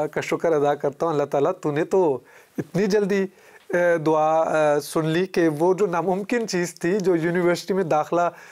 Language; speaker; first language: Urdu; native; Urdu